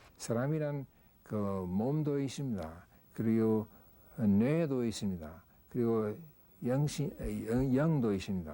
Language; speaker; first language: Korean; non-native, fluent; English